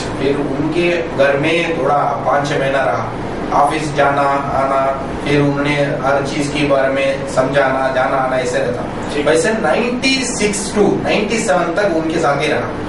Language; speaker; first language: Hindi; non-native, local second language; Tamil